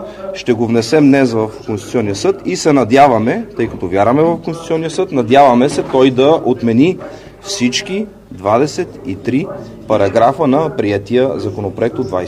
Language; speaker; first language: Bulgarian; native; Bulgarian